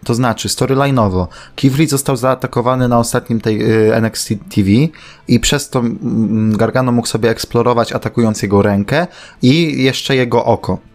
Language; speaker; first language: Polish; native; Polish